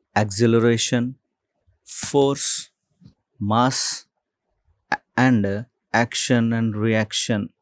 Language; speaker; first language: English; non-native, local second language; Telugu